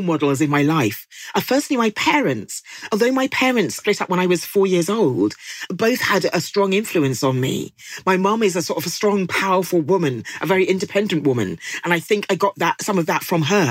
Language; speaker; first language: English; native; English